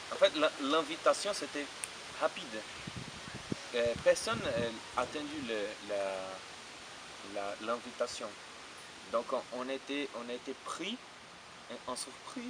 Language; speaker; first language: French; non-native, fluent; Portuguese